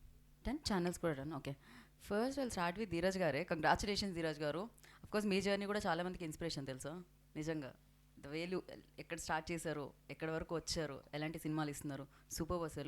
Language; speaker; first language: Telugu; native; Telugu